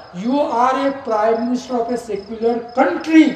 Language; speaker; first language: Hindi; non-native, local second language; Marathi